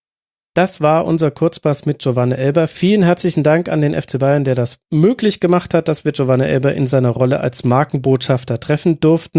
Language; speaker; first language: German; native; German